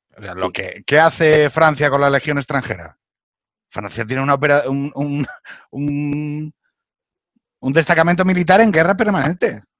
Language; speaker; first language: Spanish; native; Spanish